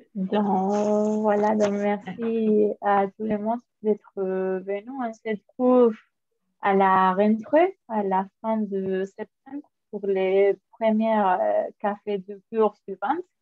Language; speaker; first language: French; non-native, fluent; Spanish